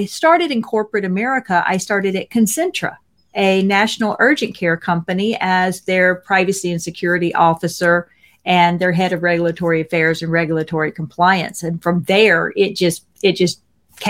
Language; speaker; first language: English; native; English